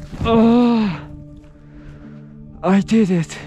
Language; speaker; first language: English; non-native, learner; Russian